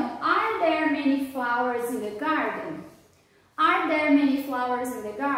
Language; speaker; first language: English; non-native, fluent; Portuguese